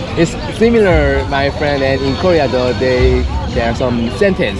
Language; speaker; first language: English; non-native, learner; Korean